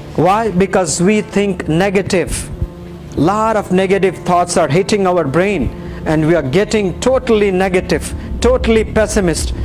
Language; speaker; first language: English; non-native, local second language; Urdu